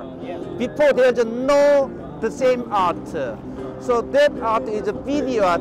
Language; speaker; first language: English; non-native, learner; Korean